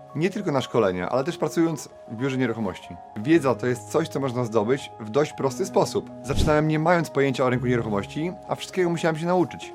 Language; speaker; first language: Polish; native; Polish